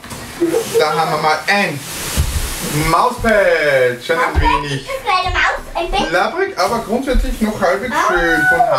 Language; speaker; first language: German; native; German